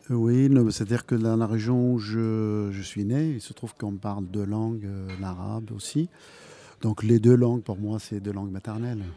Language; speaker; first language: French; non-native, fluent; Turkish